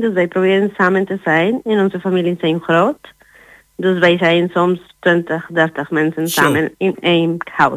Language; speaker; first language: Dutch; non-native, learner; Spanish